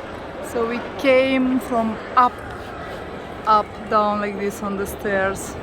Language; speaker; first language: English; non-native, learner; Romanian